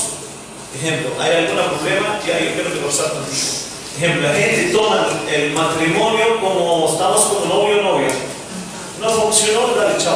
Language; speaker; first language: Spanish; non-native, fluent; Arabic